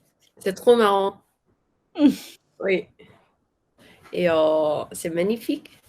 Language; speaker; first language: French; non-native, learner; Korean